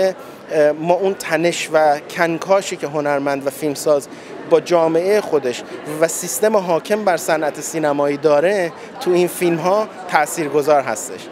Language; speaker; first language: Persian; native; Persian